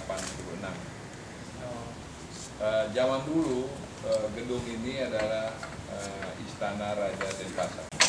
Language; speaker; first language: Indonesian; non-native, local second language; Balinese